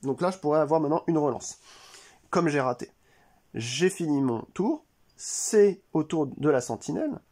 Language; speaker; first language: French; native; French